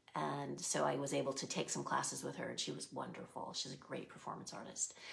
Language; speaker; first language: English; native; English